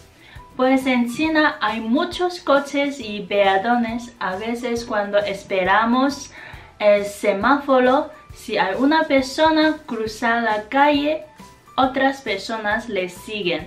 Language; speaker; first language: Spanish; non-native, fluent; Chinese